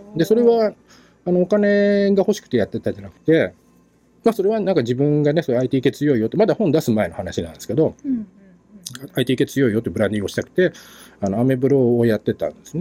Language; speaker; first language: Japanese; native; Japanese